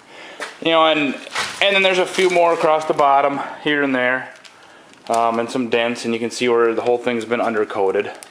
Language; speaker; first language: English; native; English